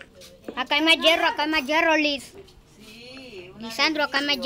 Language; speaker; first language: Spanish; native; Spanish